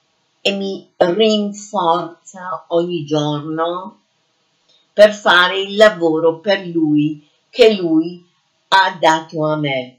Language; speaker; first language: Italian; non-native, fluent; English